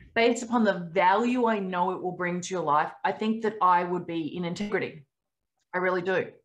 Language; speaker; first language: English; native; English